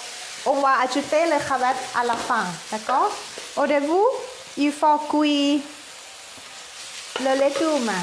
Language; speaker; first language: French; non-native, learner; Thai